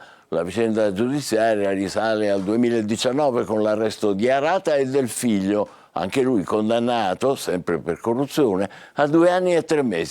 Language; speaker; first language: Italian; native; Italian